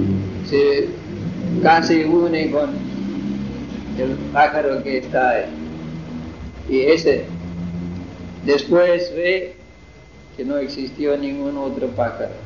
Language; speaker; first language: Spanish; non-native, fluent; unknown